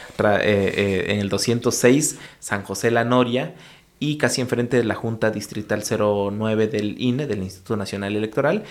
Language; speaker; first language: Spanish; non-native, local second language; Mixtepec Mixtec